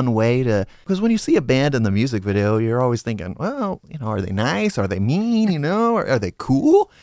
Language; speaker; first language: English; native; English